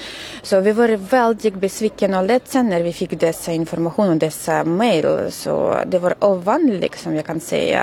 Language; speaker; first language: Swedish; non-native, fluent; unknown